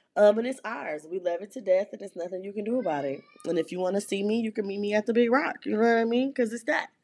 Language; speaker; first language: English; native; English